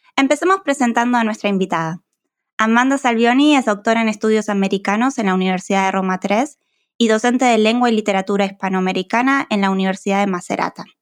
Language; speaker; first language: Spanish; native; Spanish